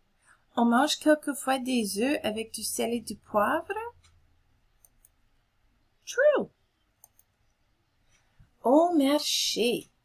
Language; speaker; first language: French; non-native, fluent; English